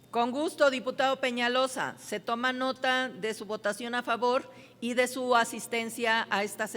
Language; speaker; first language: Spanish; native; Spanish